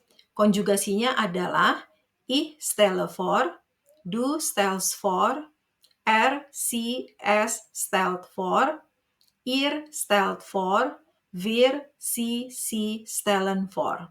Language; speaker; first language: German; non-native, fluent; Indonesian